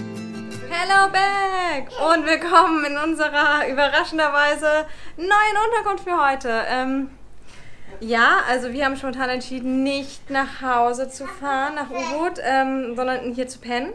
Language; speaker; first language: German; native; German